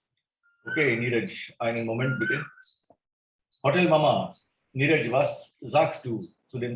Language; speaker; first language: German; non-native, fluent; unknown